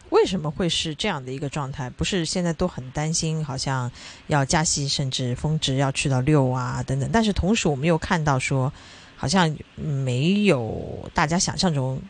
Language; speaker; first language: Chinese; non-native, local second language; Cantonese